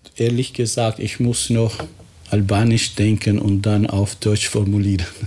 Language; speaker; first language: German; non-native, fluent; Albanian